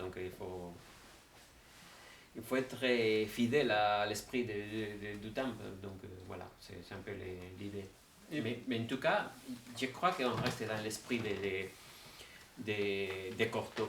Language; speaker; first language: French; non-native, fluent; Spanish